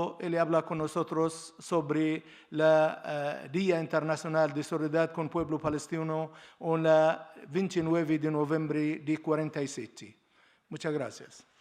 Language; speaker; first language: Spanish; non-native, learner; Arabic